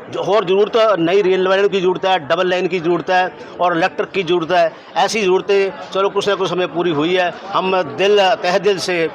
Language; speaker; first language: Hindi; non-native, local second language; Punjabi